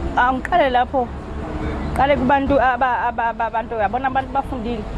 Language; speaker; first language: Zulu; non-native, local second language; Southern Sotho